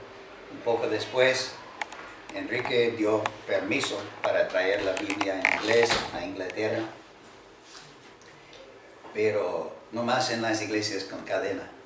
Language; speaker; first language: Spanish; non-native, fluent; English